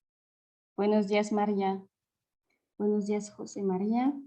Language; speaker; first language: Spanish; non-native, fluent; French